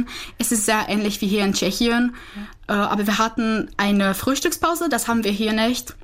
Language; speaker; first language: German; non-native, fluent; Czech